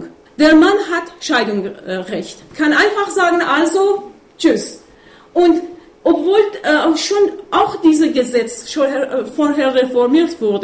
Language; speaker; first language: German; non-native, fluent; Persian